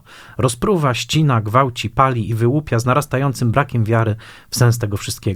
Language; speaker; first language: Polish; native; Polish